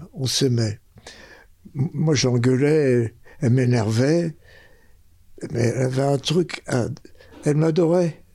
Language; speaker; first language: French; early bilingual, other home language; Spanish